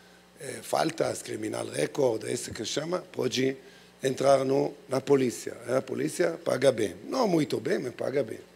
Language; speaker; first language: Portuguese; non-native, learner; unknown